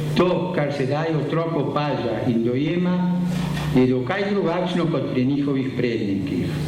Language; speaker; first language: Slovenian; early bilingual, heritage; Slovenian